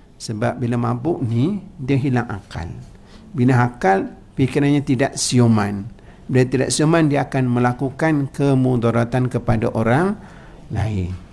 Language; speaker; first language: Malay; native; Malay